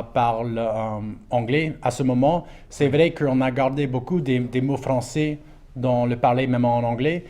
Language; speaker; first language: French; non-native, local second language; English